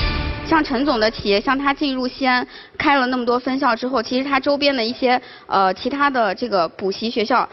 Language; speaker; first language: Chinese; native; Chinese